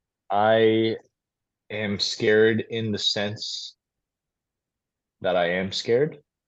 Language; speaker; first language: English; native; English